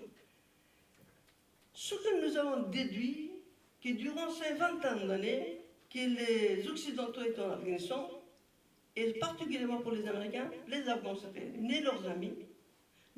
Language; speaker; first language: French; non-native, fluent; Persian